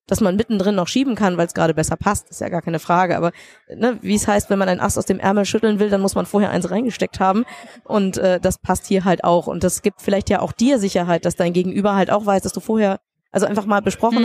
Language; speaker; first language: German; native; German